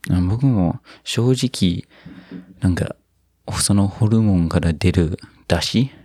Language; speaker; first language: Japanese; non-native, fluent; English